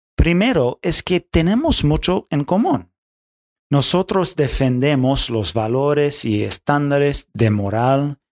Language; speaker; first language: Spanish; non-native, fluent; English